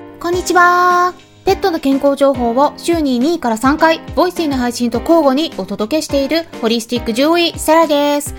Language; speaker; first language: Japanese; native; Japanese